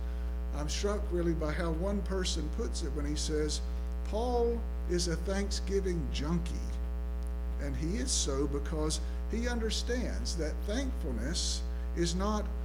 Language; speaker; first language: English; native; English